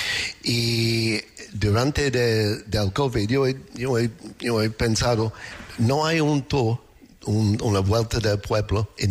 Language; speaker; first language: Spanish; non-native, learner; English